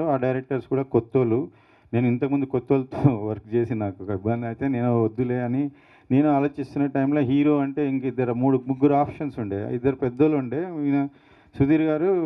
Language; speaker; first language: Telugu; native; Telugu